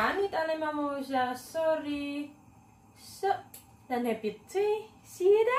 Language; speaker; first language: Dutch; non-native, learner; Indonesian